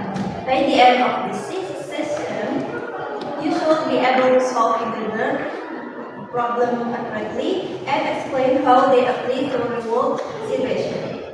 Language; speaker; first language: English; non-native, learner; Indonesian